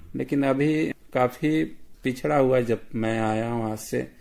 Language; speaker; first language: Hindi; native; Hindi